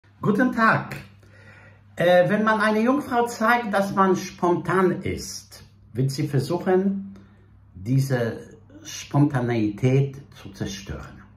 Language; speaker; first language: German; non-native, fluent; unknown